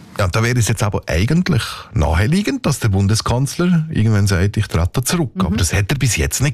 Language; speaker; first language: German; native; German